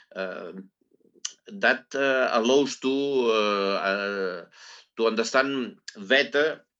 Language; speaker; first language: English; non-native, learner; Catalan